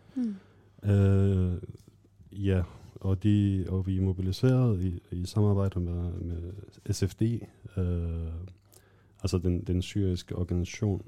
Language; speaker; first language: Danish; non-native, fluent; Arabic